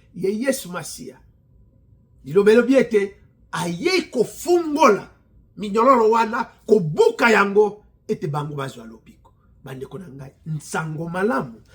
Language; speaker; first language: Lingala; native; Lingala